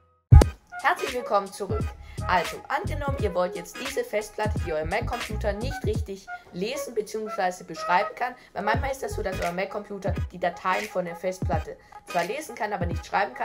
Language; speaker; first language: German; native; German